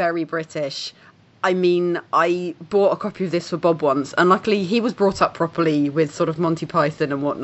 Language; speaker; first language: English; native; English